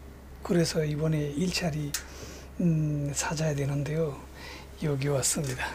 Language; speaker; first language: Korean; non-native, fluent; Bangla